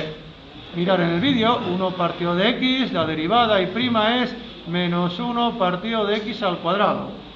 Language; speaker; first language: Spanish; native; Spanish